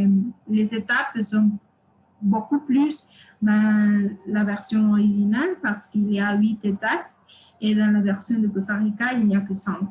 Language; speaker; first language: French; non-native, fluent; Spanish